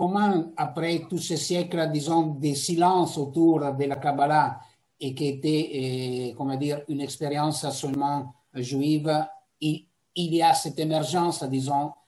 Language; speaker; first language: French; non-native, fluent; Italian